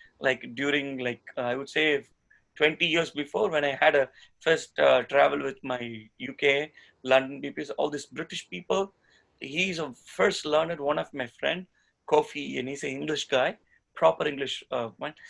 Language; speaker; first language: English; non-native, local second language; Tamil